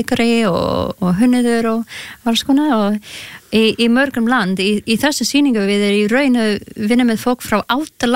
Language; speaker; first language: Icelandic; non-native, learner; English